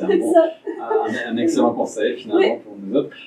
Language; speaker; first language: French; native; French